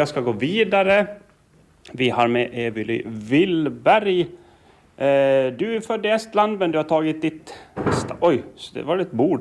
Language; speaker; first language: Swedish; native; Swedish